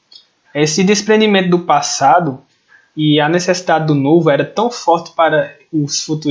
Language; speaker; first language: Portuguese; native; Portuguese